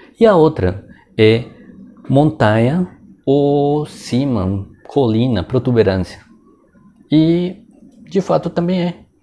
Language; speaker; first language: Portuguese; non-native, fluent; Spanish